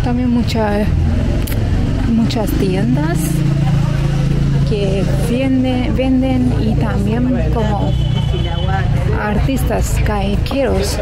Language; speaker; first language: Spanish; non-native, learner; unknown